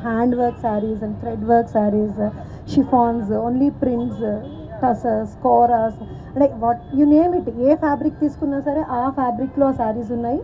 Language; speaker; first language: Telugu; native; Telugu